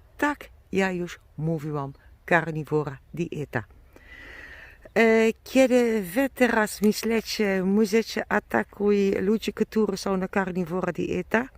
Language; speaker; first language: Polish; non-native, learner; German